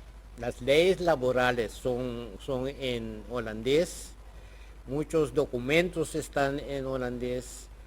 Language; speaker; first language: Spanish; non-native, fluent; Papiamento